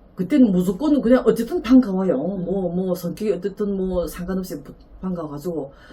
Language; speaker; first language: Korean; native; Korean